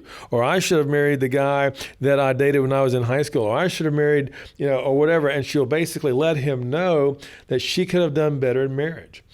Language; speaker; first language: English; native; English